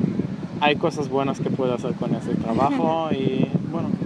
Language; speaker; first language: Spanish; non-native, learner; Hebrew